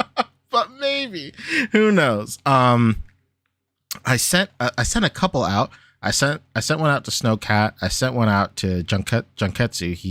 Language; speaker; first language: English; native; English